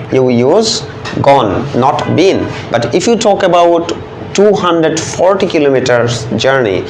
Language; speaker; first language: English; non-native, local second language; Bangla